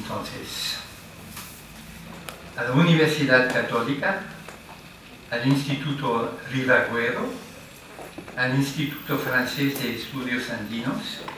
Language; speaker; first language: Spanish; non-native, fluent; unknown